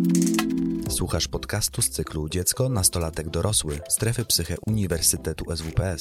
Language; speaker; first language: Polish; native; Polish